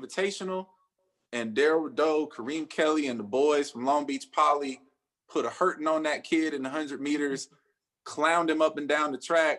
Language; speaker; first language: English; native; English